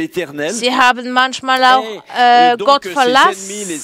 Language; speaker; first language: German; non-native, fluent; French